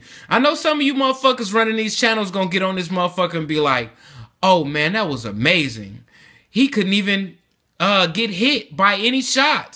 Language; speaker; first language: English; native; English